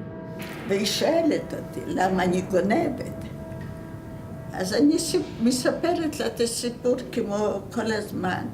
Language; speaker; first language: Hebrew; non-native, fluent; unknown